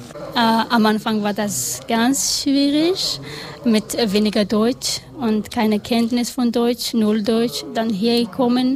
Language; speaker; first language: German; non-native, learner; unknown